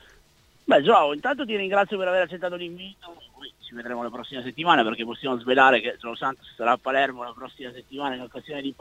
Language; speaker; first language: Italian; native; Italian